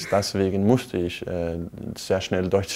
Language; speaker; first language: German; non-native, fluent; Danish